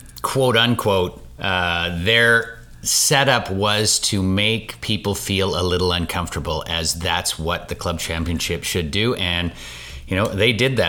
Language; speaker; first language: English; native; English